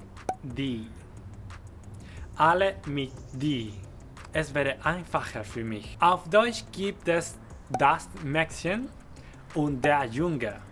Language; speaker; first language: German; non-native, fluent; Spanish